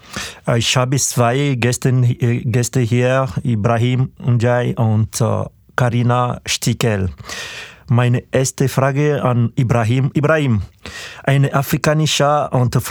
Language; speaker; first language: German; non-native, fluent; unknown